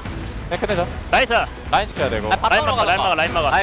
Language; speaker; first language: Korean; native; Korean